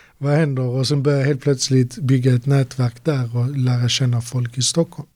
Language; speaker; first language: Swedish; native; Swedish